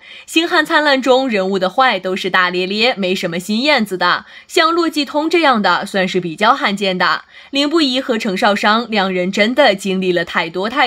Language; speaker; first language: Chinese; native; Chinese